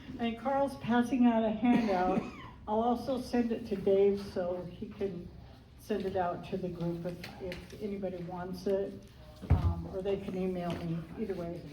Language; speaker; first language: English; native; English